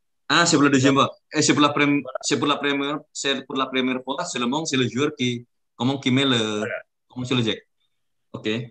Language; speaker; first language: French; non-native, learner; Indonesian